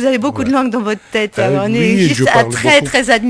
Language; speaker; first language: French; native; French